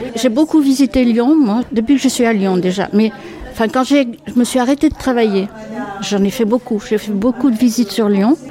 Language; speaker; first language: French; native; French